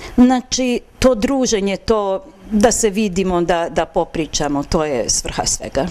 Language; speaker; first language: Bosnian; non-native, local second language; Hungarian